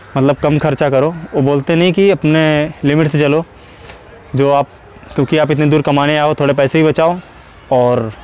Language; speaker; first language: Hindi; native; Hindi